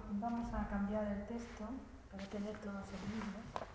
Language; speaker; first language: Spanish; non-native, fluent; English